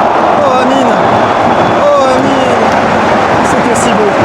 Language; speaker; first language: French; native; French